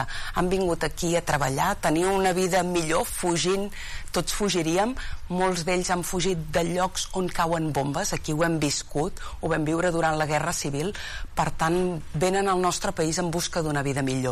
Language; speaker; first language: Catalan; native; Catalan